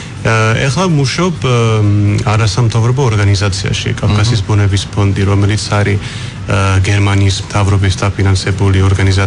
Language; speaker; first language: Georgian; non-native, fluent; English